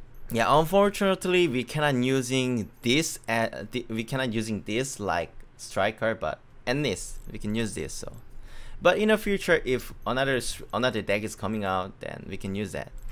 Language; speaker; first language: English; non-native, learner; Korean